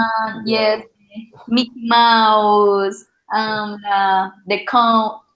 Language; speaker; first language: English; non-native, learner; Spanish